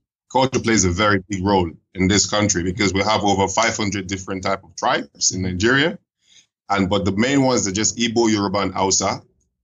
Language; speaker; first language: English; non-native, local second language; Igbo